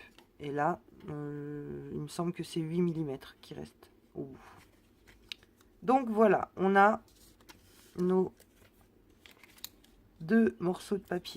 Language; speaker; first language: French; native; French